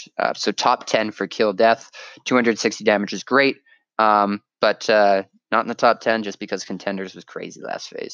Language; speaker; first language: English; native; English